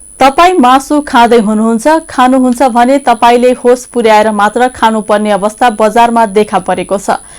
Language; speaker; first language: Nepali; native; Nepali